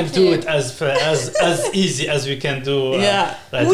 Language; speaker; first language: English; non-native, fluent; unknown